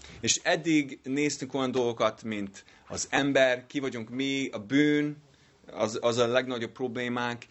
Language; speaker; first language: Hungarian; non-native, learner; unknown